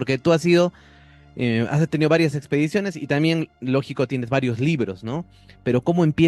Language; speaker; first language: Spanish; native; Spanish